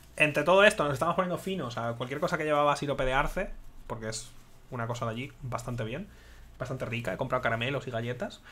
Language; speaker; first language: Spanish; native; Spanish